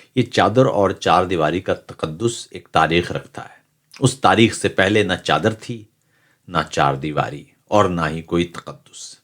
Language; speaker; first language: Urdu; native; Urdu